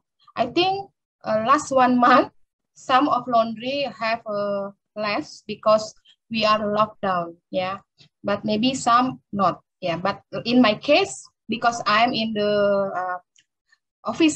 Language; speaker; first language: English; non-native, learner; Indonesian